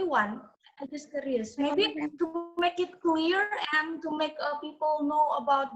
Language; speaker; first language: English; non-native, learner; Indonesian